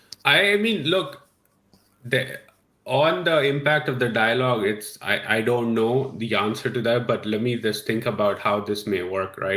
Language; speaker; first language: English; non-native, local second language; Urdu